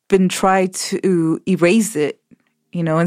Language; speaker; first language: English; early bilingual, other home language; Spanish